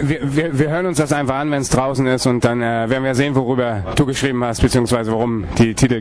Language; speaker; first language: German; native; German